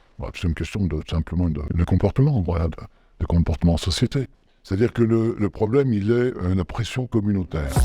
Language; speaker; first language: French; native; French